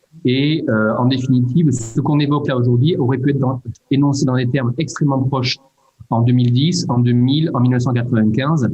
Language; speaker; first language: French; native; French